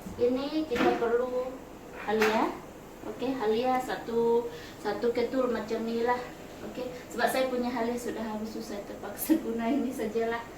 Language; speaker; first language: Malay; non-native, local second language; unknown